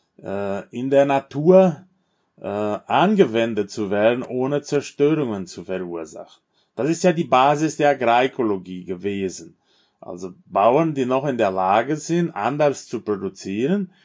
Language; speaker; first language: German; non-native, fluent; Portuguese